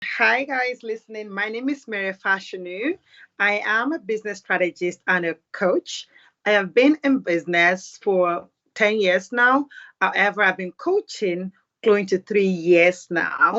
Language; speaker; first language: English; non-native, local second language; Yoruba